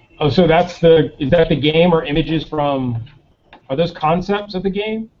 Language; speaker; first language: English; native; English